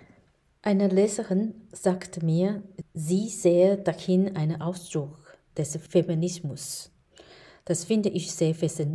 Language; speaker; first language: German; non-native, fluent; Chinese